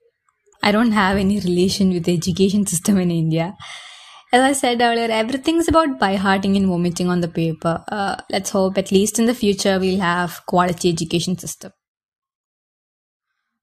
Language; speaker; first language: English; non-native, local second language; Malayalam